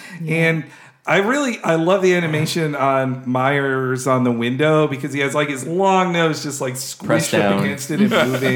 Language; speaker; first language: English; native; English